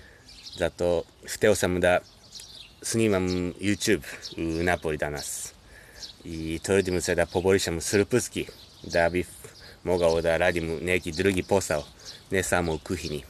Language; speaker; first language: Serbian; non-native, learner; Japanese